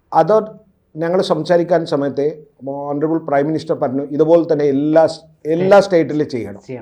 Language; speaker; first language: Malayalam; non-native, local second language; Odia